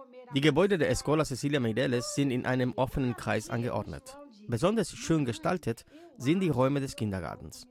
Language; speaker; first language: German; native; German